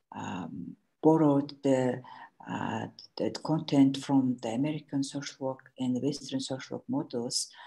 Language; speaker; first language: English; non-native, learner; Mongolian